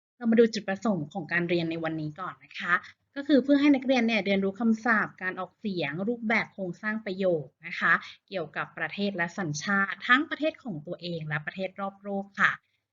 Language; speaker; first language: Thai; native; Thai